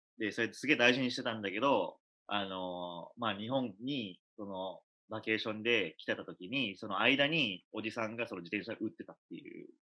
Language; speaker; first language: Japanese; early bilingual, other home language; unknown